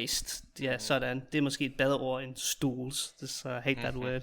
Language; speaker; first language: Danish; native; Danish